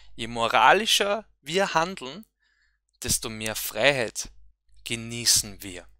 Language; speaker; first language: German; native; German